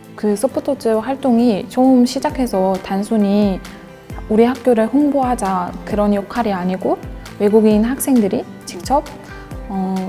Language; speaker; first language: Korean; non-native, fluent; Uzbek